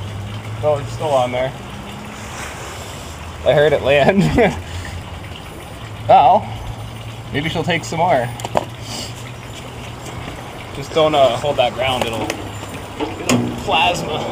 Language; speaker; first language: English; native; English